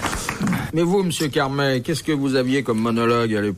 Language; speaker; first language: French; native; French